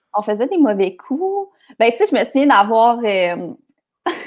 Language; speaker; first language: French; native; French